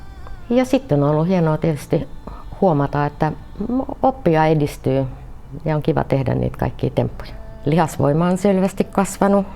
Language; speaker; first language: Finnish; native; Finnish